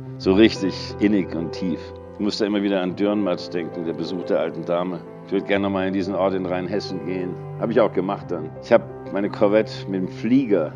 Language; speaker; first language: German; early bilingual, other home language; English